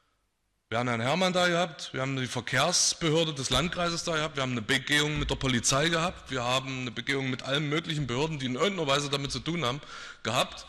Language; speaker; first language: German; native; German